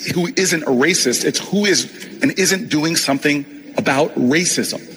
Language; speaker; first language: English; native; English